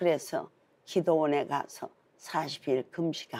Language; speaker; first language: Korean; native; Korean